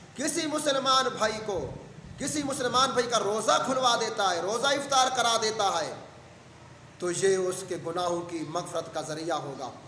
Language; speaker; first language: Urdu; non-native, local second language; Saraiki